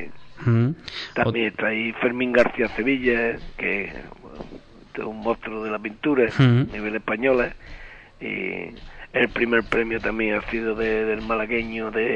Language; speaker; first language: Spanish; native; Spanish